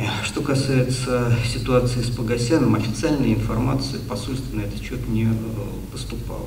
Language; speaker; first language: Russian; native; Russian